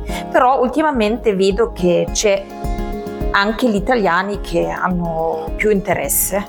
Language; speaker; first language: Italian; non-native, fluent; German